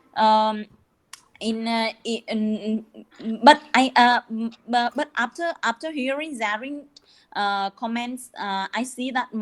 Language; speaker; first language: English; non-native, learner; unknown